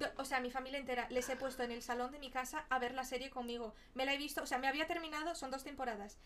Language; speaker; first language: Spanish; early bilingual, other home language; Portuguese